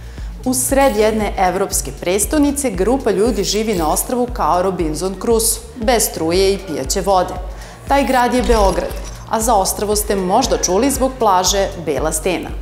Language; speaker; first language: Serbian; native; Serbian